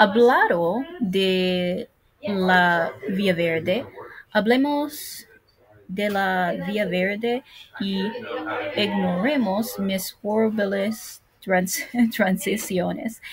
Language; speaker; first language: Spanish; non-native, learner; English